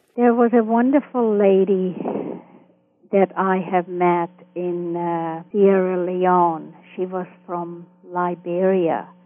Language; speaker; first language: English; early bilingual, other home language; Hungarian